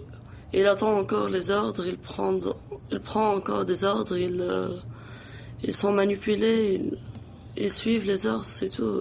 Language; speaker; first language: French; non-native, local second language; Arabic